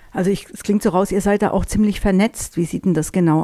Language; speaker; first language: German; native; German